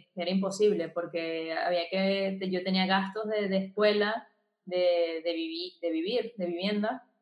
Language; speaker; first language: Spanish; native; Spanish